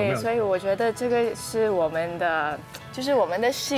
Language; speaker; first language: Chinese; non-native, local second language; English